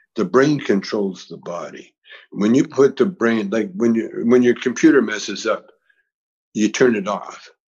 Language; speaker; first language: English; native; English